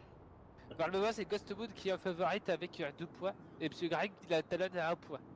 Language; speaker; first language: French; native; French